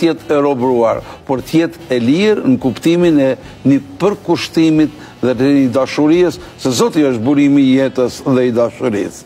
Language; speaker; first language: Albanian; native; Albanian